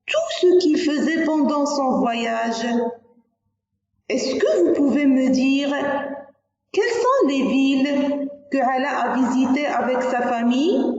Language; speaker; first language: French; non-native, local second language; Arabic